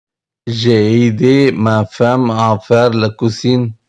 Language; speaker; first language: French; non-native, learner; Tamil